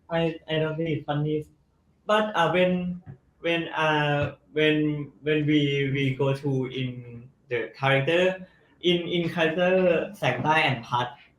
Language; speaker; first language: English; non-native, learner; Thai